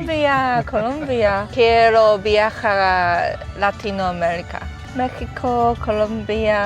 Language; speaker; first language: Spanish; non-native, learner; Chinese